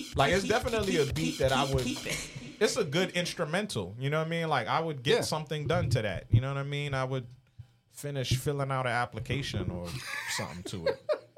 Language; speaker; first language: English; early bilingual, other home language; Spanish